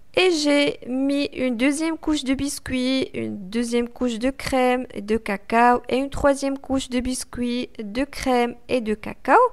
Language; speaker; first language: French; non-native, local second language; Arabic